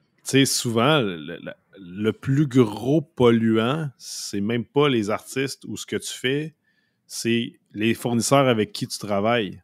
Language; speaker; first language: French; native; French